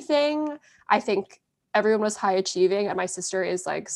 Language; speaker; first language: English; native; English